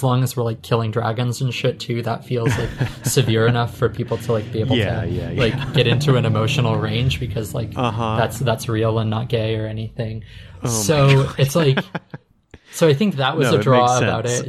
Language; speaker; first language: English; native; English